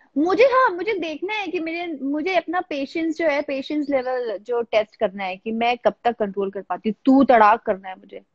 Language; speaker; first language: Hindi; native; Hindi